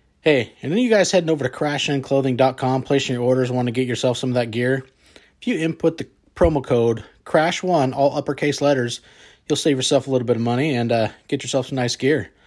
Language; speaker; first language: English; native; English